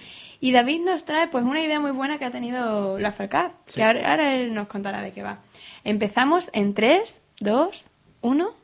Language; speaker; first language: Spanish; native; Spanish